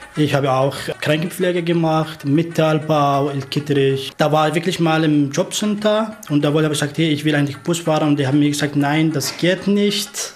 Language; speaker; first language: German; non-native, fluent; Arabic